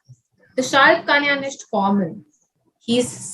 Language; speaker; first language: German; non-native, fluent; Hindi